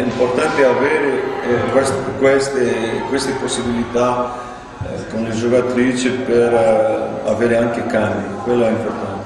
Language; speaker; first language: Italian; non-native, fluent; Portuguese